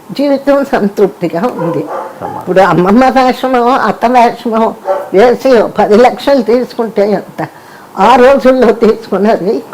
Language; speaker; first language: Telugu; native; Telugu